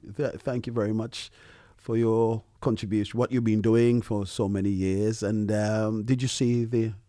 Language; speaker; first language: English; early bilingual, other home language; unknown